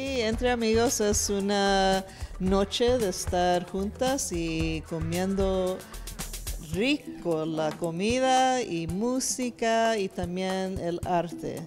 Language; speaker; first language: Spanish; early bilingual, heritage; English